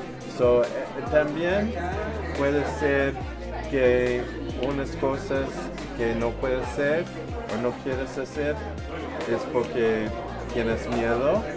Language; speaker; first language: Spanish; non-native, learner; English